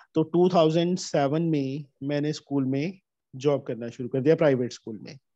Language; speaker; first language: Hindi; native; Hindi